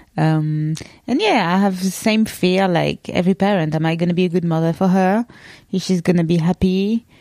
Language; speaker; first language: English; non-native, fluent; French